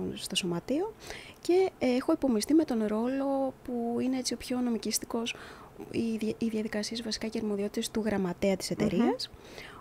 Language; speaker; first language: Greek; native; Greek